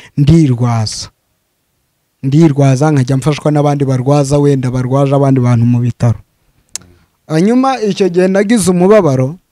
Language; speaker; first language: Kinyarwanda; native; Kinyarwanda